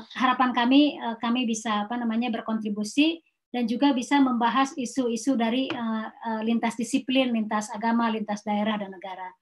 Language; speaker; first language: Indonesian; non-native, local second language; Sundanese